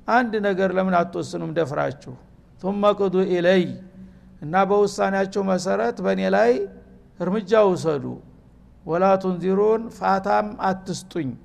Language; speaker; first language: Amharic; native; Amharic